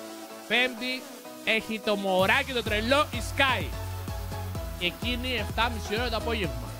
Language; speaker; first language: Greek; native; Greek